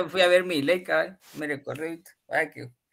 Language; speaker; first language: Spanish; native; Spanish